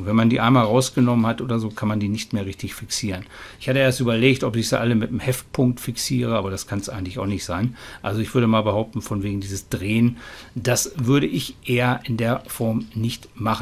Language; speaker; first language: German; native; German